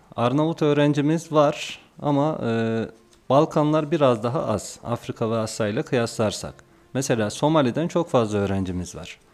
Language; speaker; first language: Turkish; native; Turkish